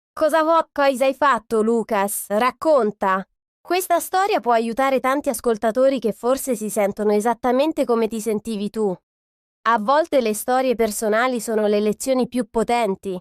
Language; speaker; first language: Italian; non-native, fluent; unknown